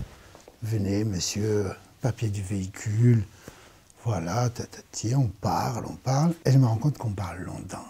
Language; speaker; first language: French; native; French